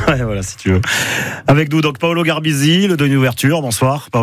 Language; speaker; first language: French; native; French